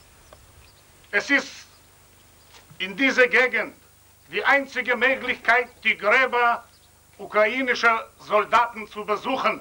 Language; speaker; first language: German; non-native, fluent; Ukrainian